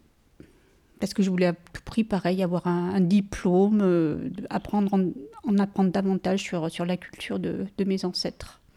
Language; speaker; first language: French; early bilingual, other home language; Portuguese